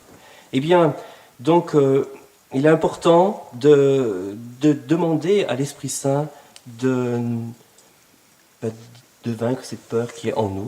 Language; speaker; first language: French; native; French